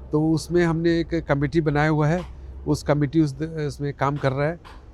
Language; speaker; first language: Hindi; non-native, local second language; Malayalam